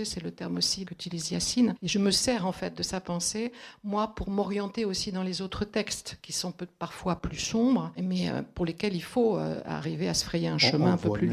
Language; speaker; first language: French; native; French